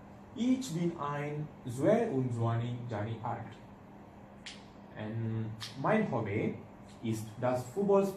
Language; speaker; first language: German; non-native, learner; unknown